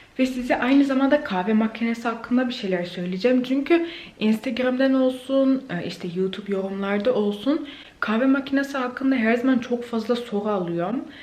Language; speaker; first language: Turkish; early bilingual, heritage; Turkish